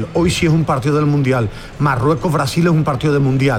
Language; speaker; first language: Spanish; native; Spanish